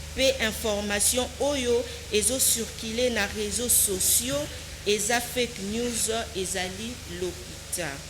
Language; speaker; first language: Lingala; native; Lingala